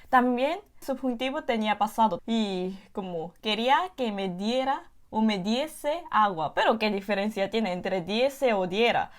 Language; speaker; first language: Spanish; non-native, fluent; Korean